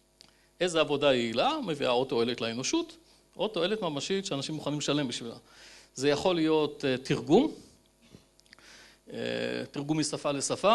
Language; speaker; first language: Hebrew; native; Hebrew